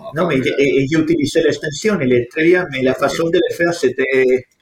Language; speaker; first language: French; non-native, fluent; Spanish